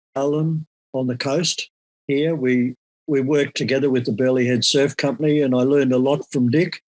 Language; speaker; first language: English; native; English